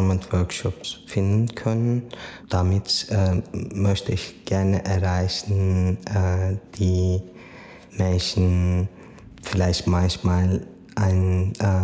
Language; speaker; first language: German; non-native, learner; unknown